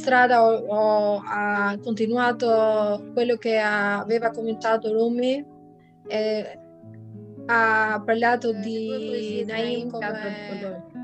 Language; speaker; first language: Italian; non-native, fluent; Albanian